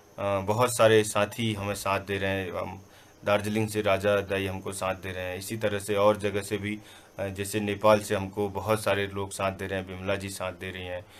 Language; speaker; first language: Hindi; non-native, local second language; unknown